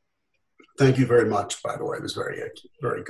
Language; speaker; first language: English; native; English